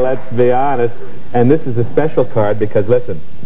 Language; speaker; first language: English; native; English